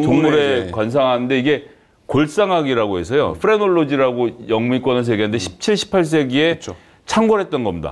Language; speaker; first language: Korean; native; Korean